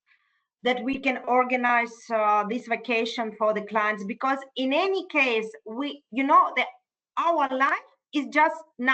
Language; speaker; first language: English; non-native, fluent; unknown